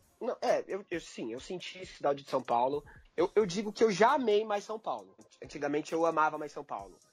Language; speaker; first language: Portuguese; native; Portuguese